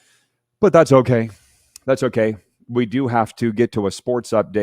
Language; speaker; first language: English; native; English